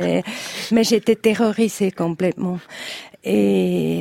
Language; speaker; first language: French; non-native, learner; Italian